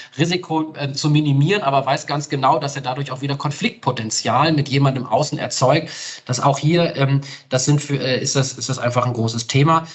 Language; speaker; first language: German; native; German